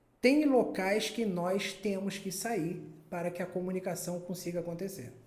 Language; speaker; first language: Portuguese; native; Portuguese